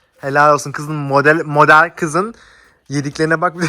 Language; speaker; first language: Turkish; native; Turkish